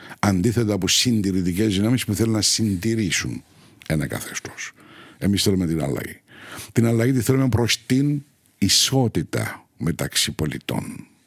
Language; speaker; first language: Greek; non-native, local second language; Turkish